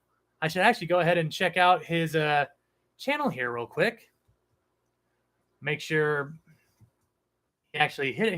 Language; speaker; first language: English; native; English